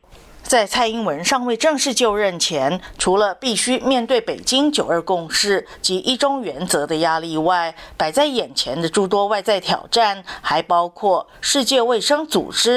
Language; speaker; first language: Chinese; native; Chinese